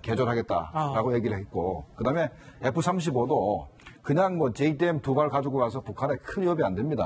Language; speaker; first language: Korean; native; Korean